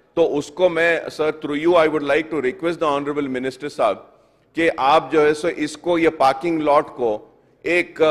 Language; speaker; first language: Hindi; non-native, local second language; Urdu